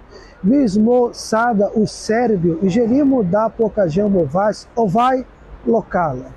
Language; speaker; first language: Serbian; non-native, learner; Portuguese